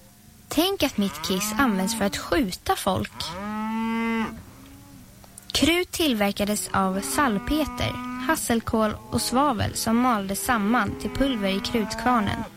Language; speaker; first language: Swedish; native; Swedish